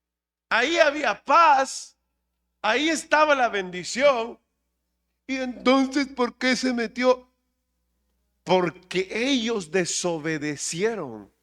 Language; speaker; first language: Spanish; native; Spanish